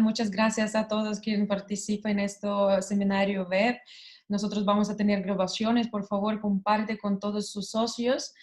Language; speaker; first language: Spanish; non-native, learner; Russian